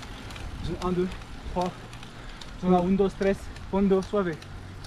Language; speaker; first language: Spanish; non-native, learner; French